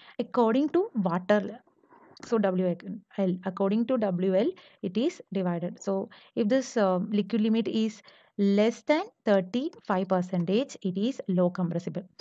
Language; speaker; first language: English; non-native, local second language; Malayalam